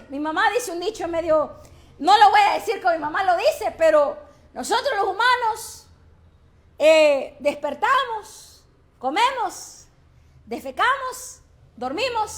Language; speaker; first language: Spanish; native; Spanish